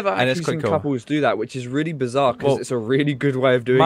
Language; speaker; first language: English; native; English